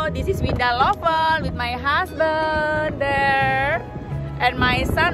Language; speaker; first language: English; non-native, learner; Indonesian